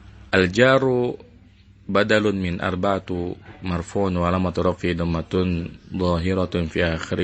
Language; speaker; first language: Arabic; non-native, fluent; Indonesian